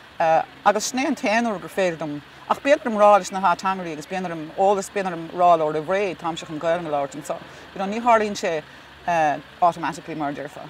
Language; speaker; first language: Irish; native; Irish